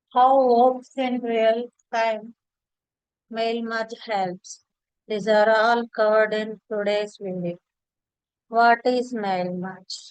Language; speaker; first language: English; non-native, local second language; Telugu